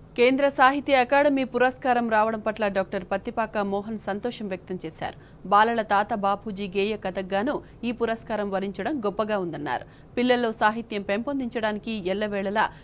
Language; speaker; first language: Telugu; native; Telugu